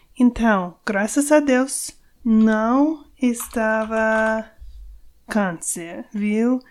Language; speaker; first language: Portuguese; non-native, learner; English